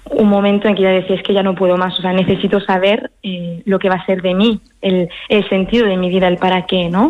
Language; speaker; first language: Spanish; early bilingual, heritage; French